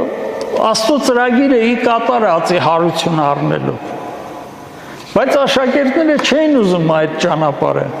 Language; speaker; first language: Armenian; native; Armenian